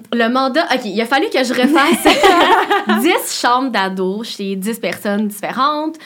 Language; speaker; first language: French; native; French